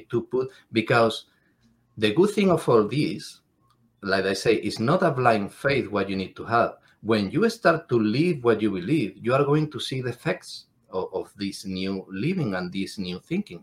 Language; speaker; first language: English; non-native, fluent; Spanish